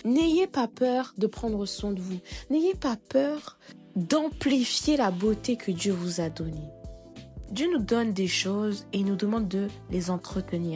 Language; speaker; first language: French; native; French